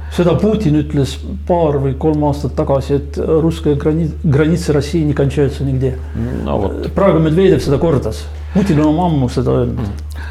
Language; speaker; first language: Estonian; non-native, local second language; Russian